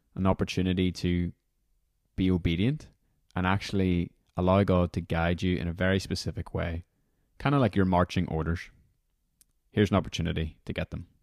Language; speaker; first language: English; native; English